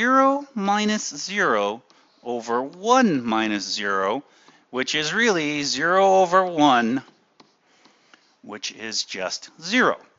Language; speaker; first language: English; native; English